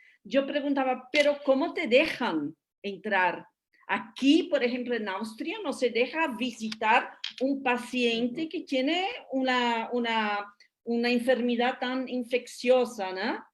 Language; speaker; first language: Spanish; non-native, fluent; Portuguese